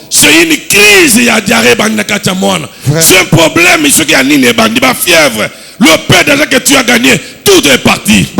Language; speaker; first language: French; non-native, local second language; Lingala